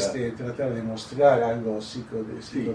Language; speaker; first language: Spanish; non-native, fluent; English